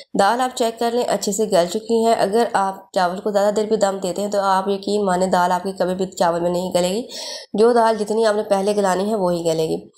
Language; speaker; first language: Urdu; native; Urdu